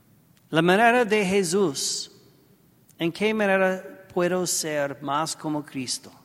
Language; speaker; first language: Spanish; non-native, learner; English